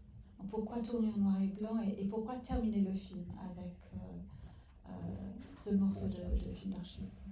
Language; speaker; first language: French; non-native, fluent; English